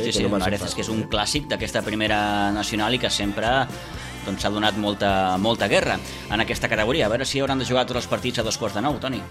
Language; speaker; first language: Catalan; native; Catalan